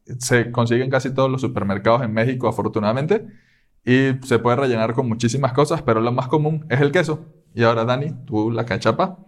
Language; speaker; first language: Spanish; native; Spanish